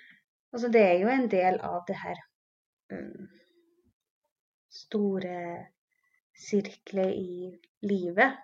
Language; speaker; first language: Norwegian; non-native, local second language; Northern Sami